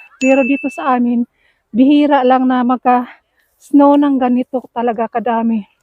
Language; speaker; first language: Filipino; non-native, local second language; Cebuano